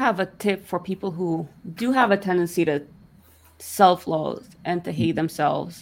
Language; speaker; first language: English; early bilingual, other home language; Yiddish